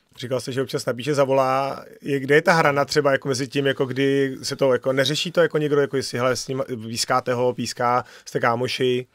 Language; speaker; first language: Czech; native; Czech